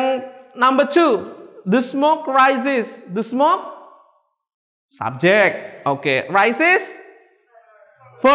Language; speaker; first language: English; non-native, fluent; Indonesian